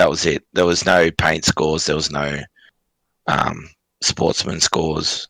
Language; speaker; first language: English; native; English